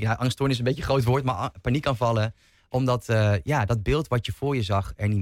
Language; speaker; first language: Dutch; native; Dutch